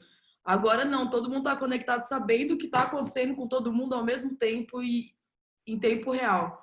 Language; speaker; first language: Portuguese; native; Portuguese